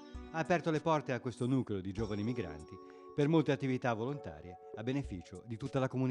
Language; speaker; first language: Italian; native; Italian